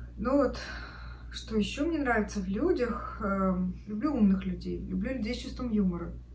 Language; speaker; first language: Russian; native; Russian